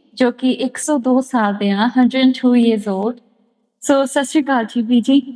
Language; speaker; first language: Punjabi; early bilingual, heritage; Punjabi